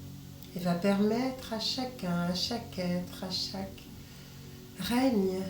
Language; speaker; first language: French; native; French